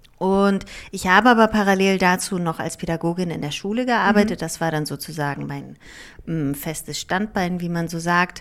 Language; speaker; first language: German; early bilingual, other home language; Greek